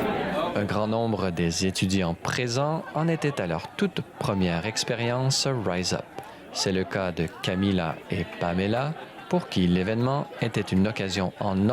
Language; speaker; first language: French; native; French